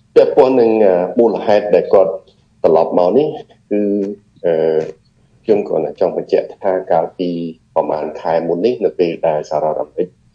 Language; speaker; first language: Khmer; native; Khmer